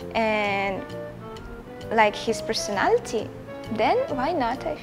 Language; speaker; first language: English; non-native, fluent; Russian